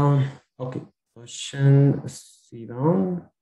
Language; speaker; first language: French; non-native, fluent; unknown